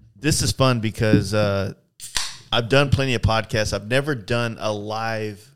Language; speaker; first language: English; native; English